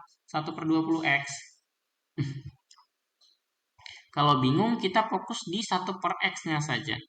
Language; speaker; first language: Indonesian; native; Indonesian